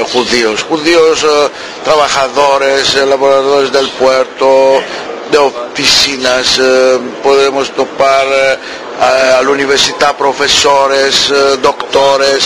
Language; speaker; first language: Spanish; early bilingual, heritage; Ladino